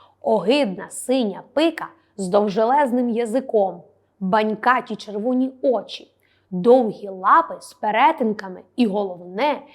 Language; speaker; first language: Ukrainian; native; Ukrainian